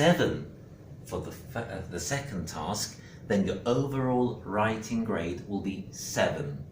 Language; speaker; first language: English; non-native, fluent; Greek